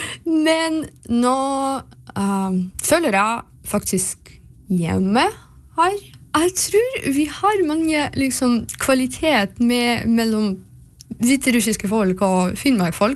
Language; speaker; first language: Norwegian; non-native, fluent; Russian